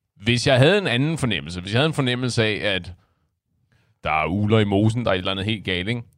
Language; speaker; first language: Danish; native; Danish